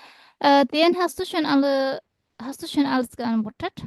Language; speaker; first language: German; non-native, fluent; Indonesian